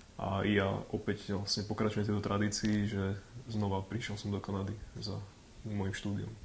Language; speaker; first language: Slovak; native; Slovak